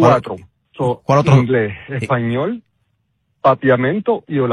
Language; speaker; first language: Spanish; non-native, local second language; Papiamento